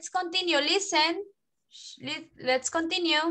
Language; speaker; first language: English; non-native, learner; Spanish